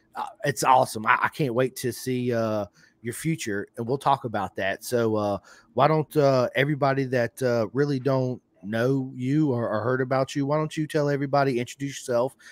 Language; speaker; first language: English; native; English